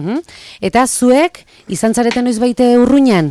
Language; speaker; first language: Basque; native; Basque